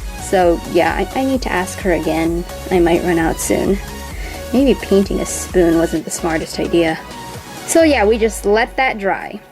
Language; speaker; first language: English; native; English